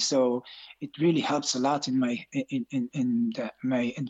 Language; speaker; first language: English; non-native, local second language; Hiligaynon